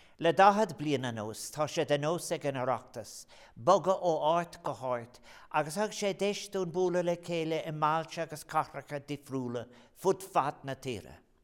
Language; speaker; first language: Irish; non-native, local second language; English